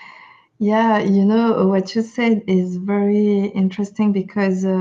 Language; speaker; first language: English; non-native, fluent; French